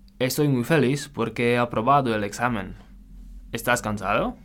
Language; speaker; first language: Spanish; non-native, fluent; Czech